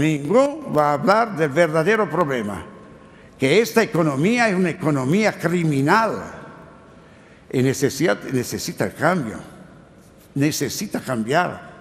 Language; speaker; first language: Spanish; non-native, learner; Italian